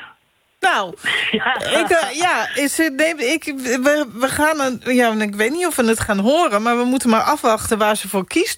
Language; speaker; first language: Dutch; native; Dutch